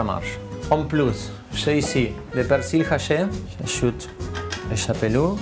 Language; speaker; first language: French; non-native, fluent; Spanish